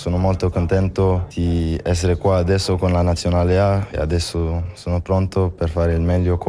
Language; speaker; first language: Italian; non-native, local second language; French